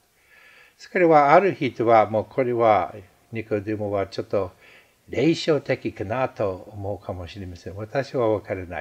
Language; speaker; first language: Japanese; non-native, fluent; English